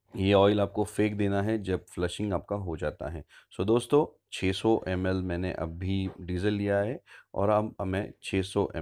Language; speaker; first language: Hindi; non-native, local second language; Marathi